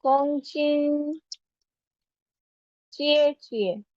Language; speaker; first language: Chinese; non-native, learner; Urdu